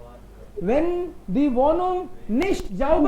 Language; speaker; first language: German; non-native, fluent; Hindi